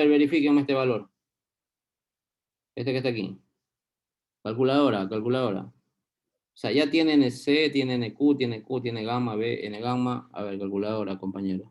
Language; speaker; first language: Spanish; native; Spanish